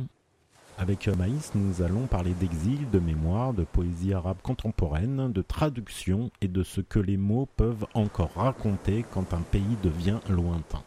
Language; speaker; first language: French; native; French